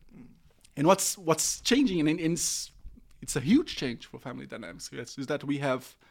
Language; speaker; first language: English; non-native, fluent; Portuguese